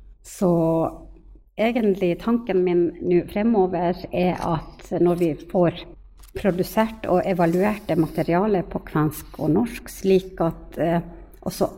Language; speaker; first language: Norwegian; non-native, fluent; Finnish